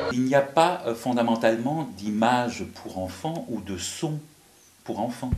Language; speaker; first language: French; non-native, fluent; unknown